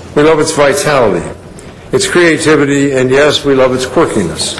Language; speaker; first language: English; native; English